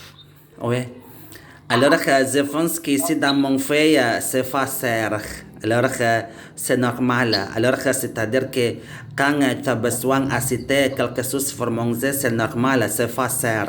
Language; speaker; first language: French; non-native, learner; Indonesian